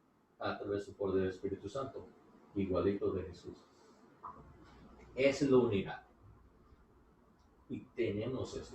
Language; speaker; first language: Spanish; non-native, learner; English